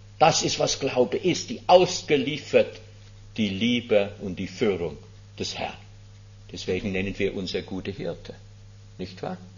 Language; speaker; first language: German; non-native, fluent; English